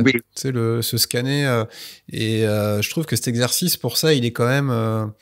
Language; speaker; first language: French; native; French